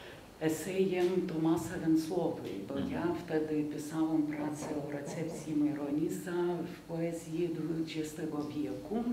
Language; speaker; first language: Polish; non-native, fluent; Lithuanian